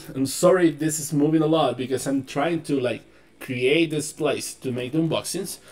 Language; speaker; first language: English; non-native, learner; Spanish